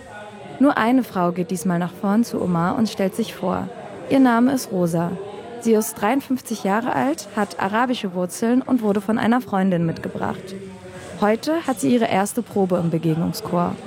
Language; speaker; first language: German; native; German